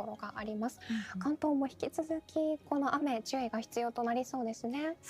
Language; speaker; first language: Japanese; native; Japanese